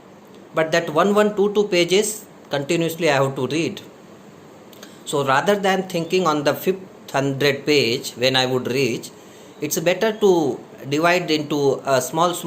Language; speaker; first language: English; non-native, local second language; Hindi